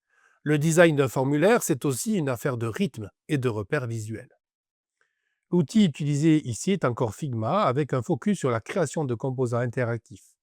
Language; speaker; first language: French; native; French